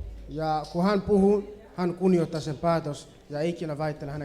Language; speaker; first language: Finnish; early bilingual, other home language; Swahili